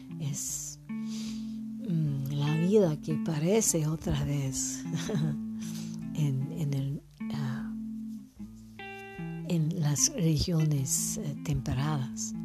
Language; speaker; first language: Spanish; non-native, fluent; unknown